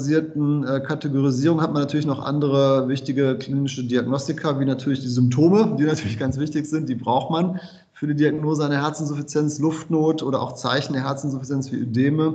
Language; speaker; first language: German; native; German